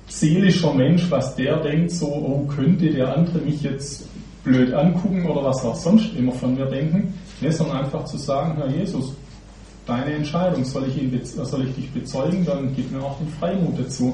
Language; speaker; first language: German; native; German